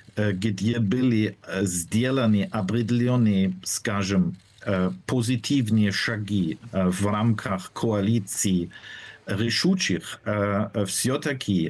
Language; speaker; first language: Russian; non-native, fluent; German